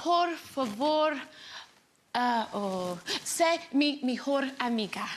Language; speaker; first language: Spanish; non-native, learner; English